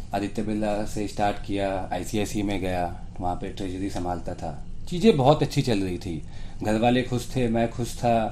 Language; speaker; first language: Hindi; native; Hindi